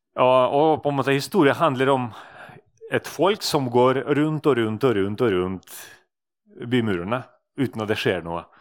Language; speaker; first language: Norwegian; non-native, fluent; Russian